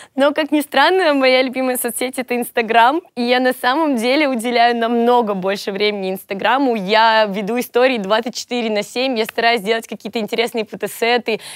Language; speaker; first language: Russian; native; Russian